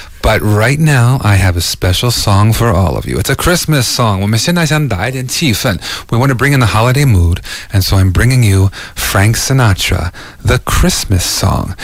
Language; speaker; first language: English; native; English